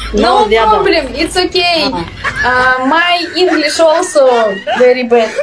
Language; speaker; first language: English; non-native, learner; Russian